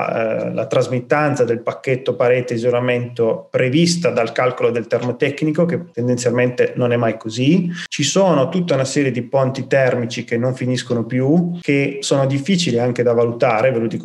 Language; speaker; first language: Italian; native; Italian